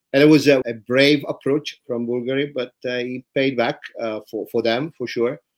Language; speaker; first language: English; non-native, fluent; Italian